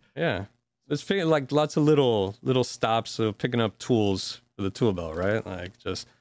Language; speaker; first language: English; native; English